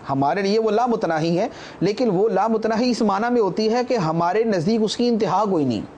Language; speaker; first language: Urdu; native; Urdu